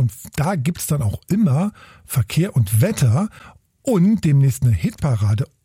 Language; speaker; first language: German; native; German